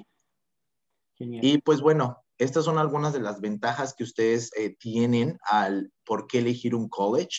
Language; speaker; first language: Spanish; native; Spanish